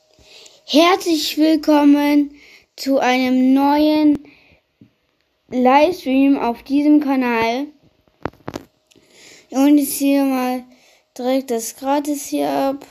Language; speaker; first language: German; native; German